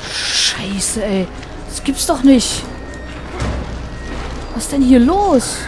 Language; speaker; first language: German; native; German